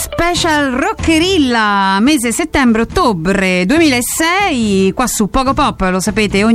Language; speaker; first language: Italian; native; Italian